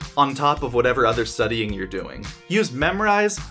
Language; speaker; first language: English; native; English